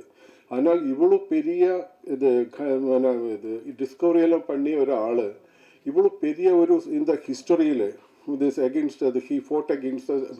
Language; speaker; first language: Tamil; non-native, learner; Malayalam